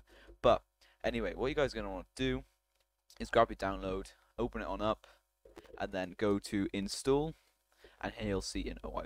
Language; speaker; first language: English; native; English